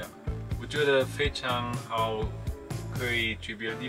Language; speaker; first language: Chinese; non-native, learner; German